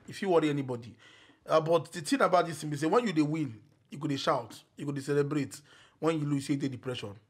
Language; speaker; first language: Nigerian Pidgin; non-native, local second language; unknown